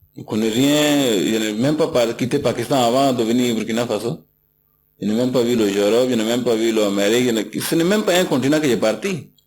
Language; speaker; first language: French; non-native, learner; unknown